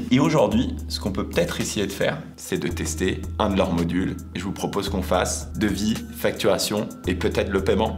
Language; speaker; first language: French; native; French